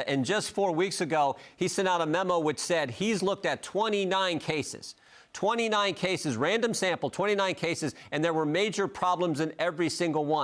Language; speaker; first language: English; native; English